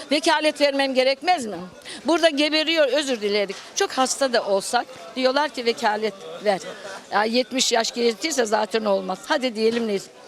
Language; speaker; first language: Turkish; native; Turkish